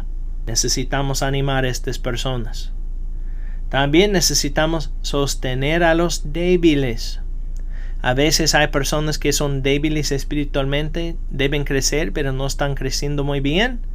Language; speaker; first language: Spanish; non-native, fluent; English